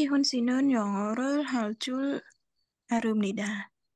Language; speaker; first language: Korean; non-native, learner; Khmer